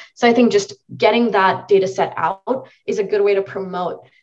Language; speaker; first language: English; non-native, local second language; Marathi